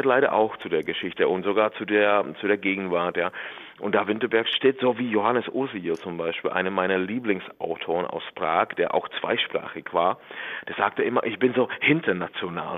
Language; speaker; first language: German; non-native, fluent; Czech